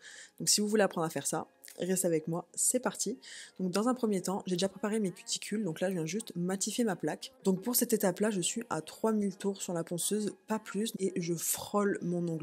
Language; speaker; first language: French; native; French